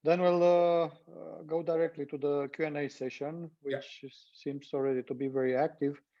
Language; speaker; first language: English; non-native, fluent; Romanian